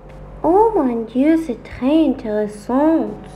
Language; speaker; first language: French; non-native, learner; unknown